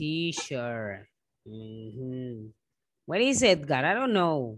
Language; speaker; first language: English; non-native, fluent; Spanish